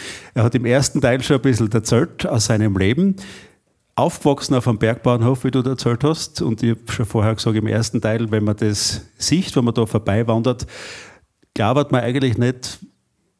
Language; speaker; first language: German; native; German